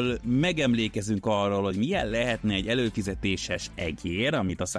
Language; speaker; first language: Hungarian; native; Hungarian